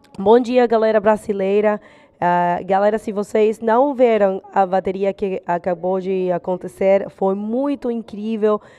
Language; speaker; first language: Portuguese; non-native, fluent; Spanish